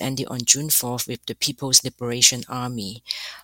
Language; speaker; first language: English; non-native, fluent; Chinese